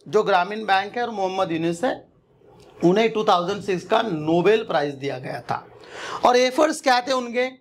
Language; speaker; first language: Hindi; non-native, local second language; Marathi